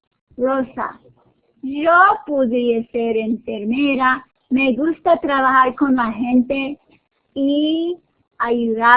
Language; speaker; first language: Spanish; non-native, fluent; English